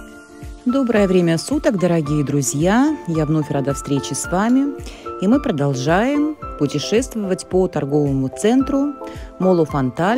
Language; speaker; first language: Russian; native; Russian